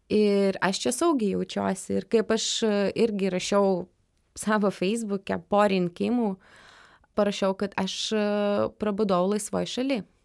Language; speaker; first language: Lithuanian; non-native, fluent; Russian